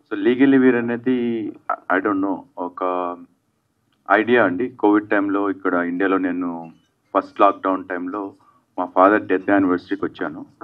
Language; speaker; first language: Telugu; native; Telugu